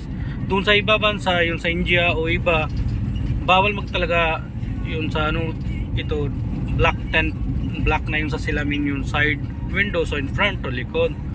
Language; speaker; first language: Filipino; non-native, learner; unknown